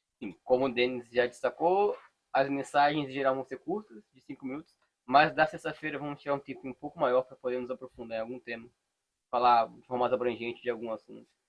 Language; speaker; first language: Portuguese; native; Portuguese